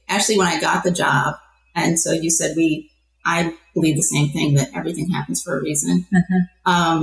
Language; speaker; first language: English; native; English